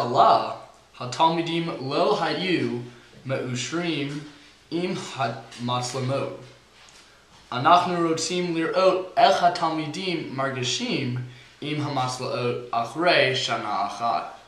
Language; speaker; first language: Hebrew; non-native, learner; English